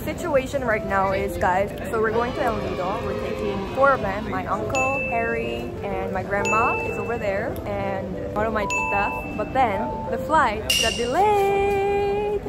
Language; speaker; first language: English; non-native, local second language; Korean